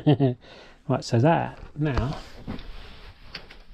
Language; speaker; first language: English; native; English